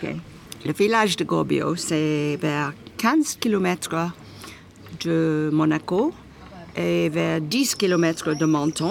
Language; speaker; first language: French; non-native, learner; English